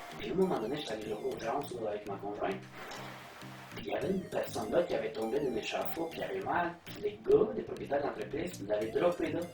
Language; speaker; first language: French; non-native, fluent; Spanish